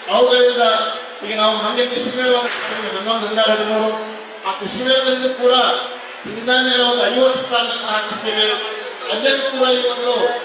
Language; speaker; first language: Kannada; native; Kannada